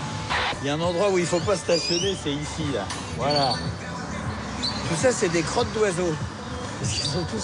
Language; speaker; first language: French; native; French